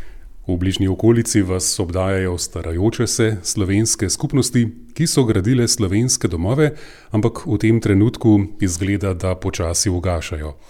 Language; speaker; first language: Slovenian; native; Slovenian